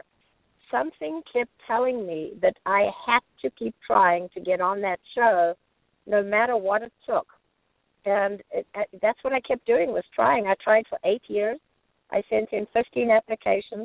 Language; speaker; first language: English; native; English